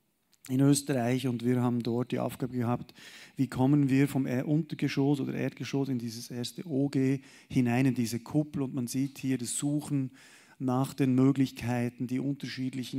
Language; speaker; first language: German; native; German